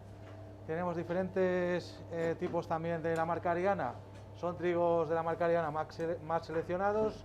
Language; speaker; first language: Spanish; native; Spanish